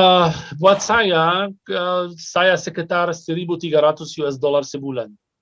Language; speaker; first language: Indonesian; non-native, fluent; Arabic